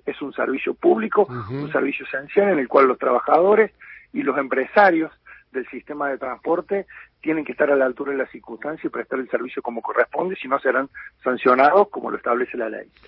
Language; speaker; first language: Spanish; native; Spanish